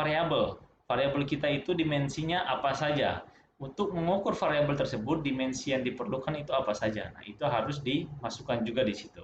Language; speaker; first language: Indonesian; native; Indonesian